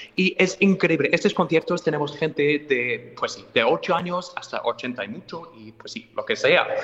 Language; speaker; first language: Spanish; non-native, fluent; English